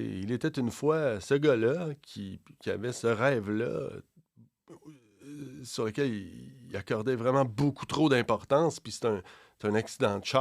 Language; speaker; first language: French; native; French